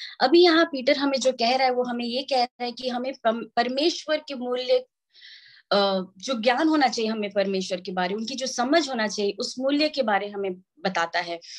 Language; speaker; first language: Hindi; non-native, local second language; Santali